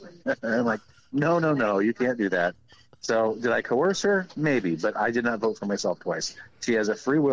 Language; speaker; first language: English; native; English